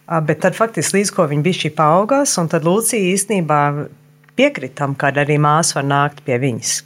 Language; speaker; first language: Latvian; early bilingual, heritage; Latvian